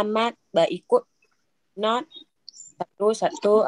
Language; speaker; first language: Indonesian; non-native, learner; Vietnamese